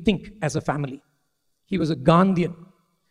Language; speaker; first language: English; non-native, local second language; Malayalam